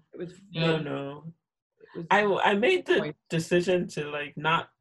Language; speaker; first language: English; native; English